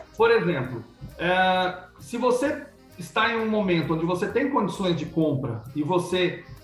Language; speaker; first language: Portuguese; native; Portuguese